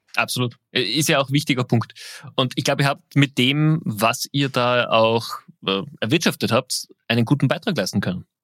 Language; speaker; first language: German; native; German